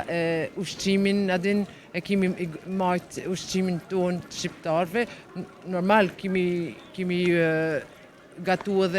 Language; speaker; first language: Albanian; early bilingual, heritage; Albanian